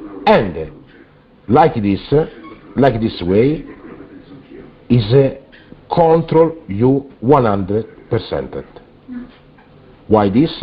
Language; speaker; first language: English; non-native, learner; Italian